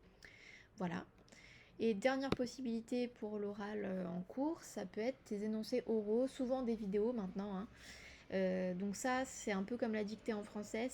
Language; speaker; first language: French; native; French